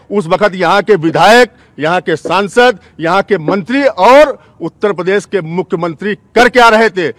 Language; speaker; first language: Hindi; native; Hindi